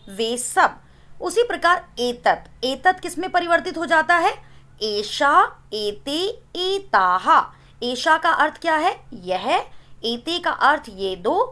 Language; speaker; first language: Hindi; native; Hindi